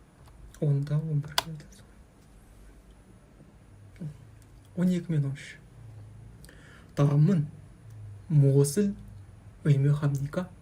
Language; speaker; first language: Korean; non-native, fluent; Kazakh